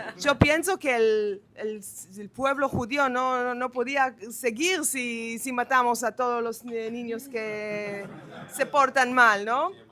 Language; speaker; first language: Spanish; non-native, fluent; Hebrew